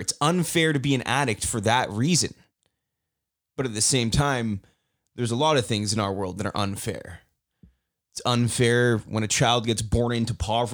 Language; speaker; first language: English; native; English